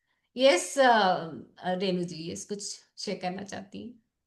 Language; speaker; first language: Hindi; native; Hindi